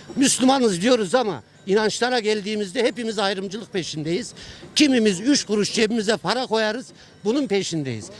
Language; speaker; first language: Turkish; native; Turkish